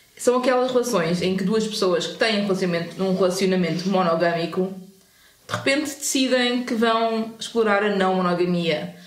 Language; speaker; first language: Portuguese; native; Portuguese